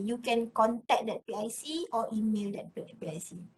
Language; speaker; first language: English; non-native, local second language; Malay